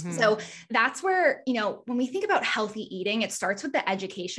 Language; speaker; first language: English; native; English